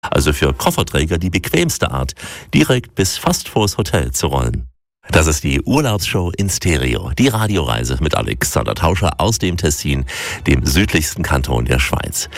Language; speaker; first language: German; native; German